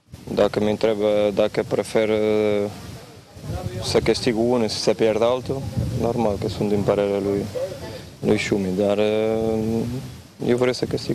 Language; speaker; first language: Romanian; non-native, learner; Portuguese